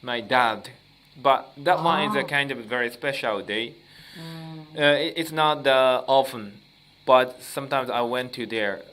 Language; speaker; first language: English; non-native, learner; Japanese